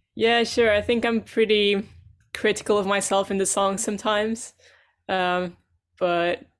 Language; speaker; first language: English; non-native, fluent; Portuguese